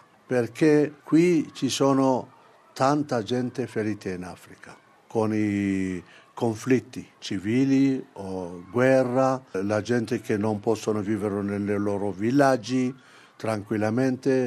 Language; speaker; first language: Italian; non-native, fluent; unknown